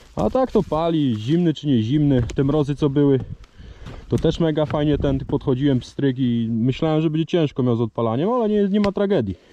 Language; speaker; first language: Polish; native; Polish